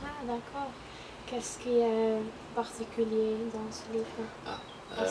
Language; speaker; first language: French; non-native, learner; Dutch